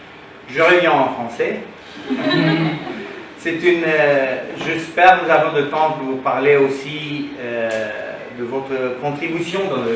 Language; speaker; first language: French; non-native, learner; Romanian